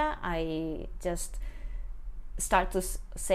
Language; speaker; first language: English; non-native, learner; Spanish